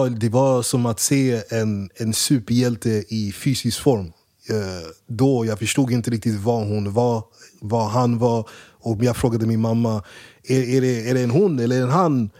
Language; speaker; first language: Swedish; early bilingual, other home language; English